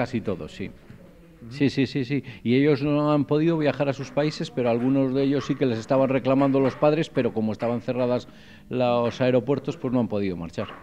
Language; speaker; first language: Spanish; native; Spanish